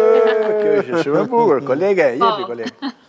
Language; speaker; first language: Albanian; native; Albanian